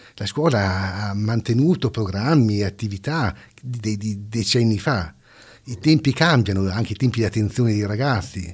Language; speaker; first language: Italian; native; Italian